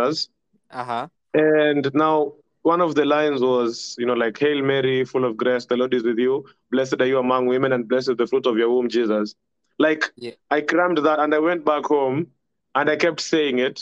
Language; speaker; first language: English; non-native, local second language; Swahili